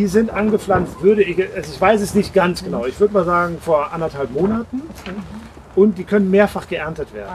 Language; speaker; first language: German; native; German